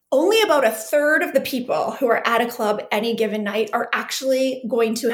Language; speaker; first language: English; native; English